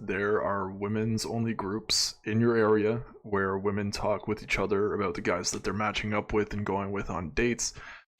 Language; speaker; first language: English; native; English